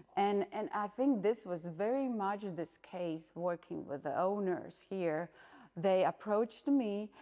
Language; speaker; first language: English; non-native, fluent; Latvian